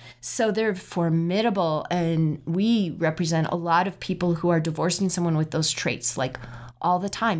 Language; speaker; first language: English; native; English